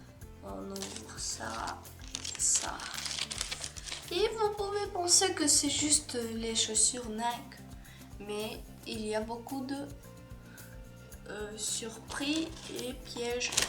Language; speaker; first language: French; non-native, learner; Ukrainian